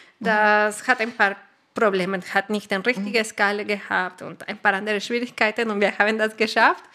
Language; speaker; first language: German; non-native, fluent; Spanish